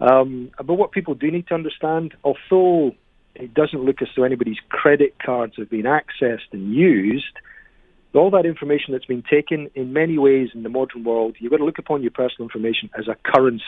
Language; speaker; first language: English; native; English